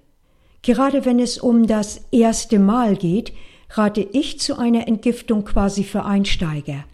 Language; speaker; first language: German; native; German